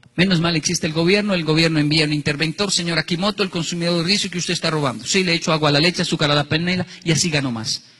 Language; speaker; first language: Spanish; native; Spanish